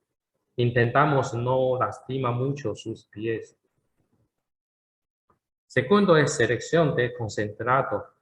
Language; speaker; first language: Spanish; non-native, learner; Chinese